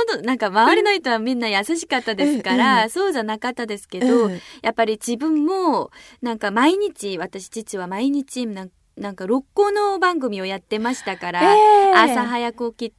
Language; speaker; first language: Japanese; non-native, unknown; Korean